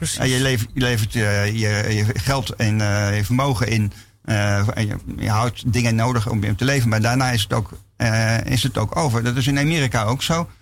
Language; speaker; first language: Dutch; native; Dutch